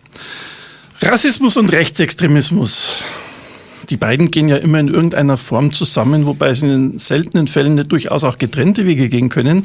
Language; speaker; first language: German; native; German